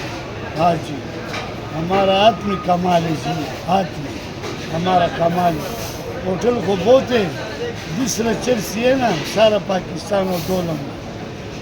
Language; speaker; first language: Hindi; non-native, local second language; Pashto